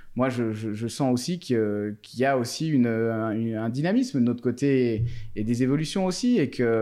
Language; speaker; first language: French; native; French